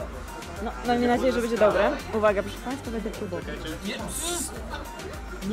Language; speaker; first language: Polish; native; Polish